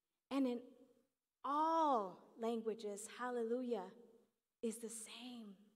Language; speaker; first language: English; early bilingual, other home language; Spanish